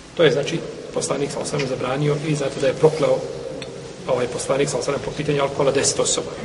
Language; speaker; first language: Bosnian; native; Bosnian